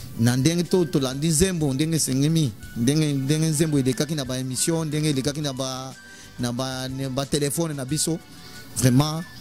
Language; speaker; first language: Lingala; non-native, local second language; Luba-Lulua